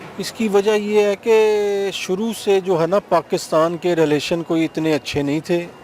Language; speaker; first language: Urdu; non-native, local second language; Punjabi